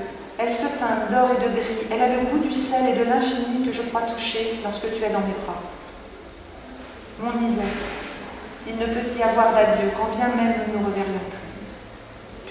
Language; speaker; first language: French; native; French